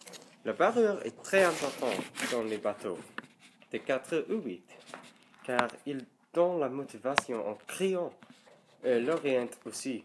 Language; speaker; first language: French; non-native, learner; English